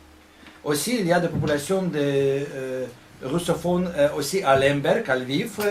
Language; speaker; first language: French; non-native, fluent; Russian